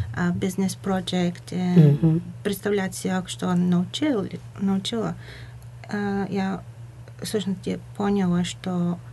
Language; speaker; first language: Russian; non-native, fluent; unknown